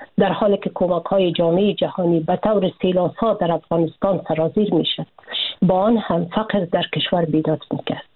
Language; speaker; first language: Persian; native; Persian